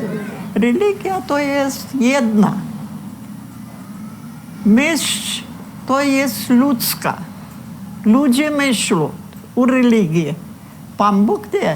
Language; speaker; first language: Polish; early bilingual, heritage; Polish